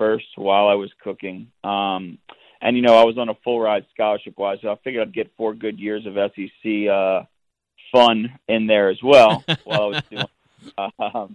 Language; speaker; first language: English; native; English